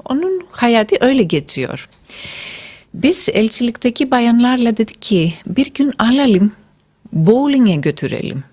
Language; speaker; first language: Turkish; non-native, fluent; Greek